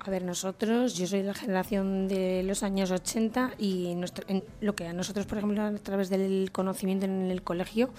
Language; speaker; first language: Spanish; native; Spanish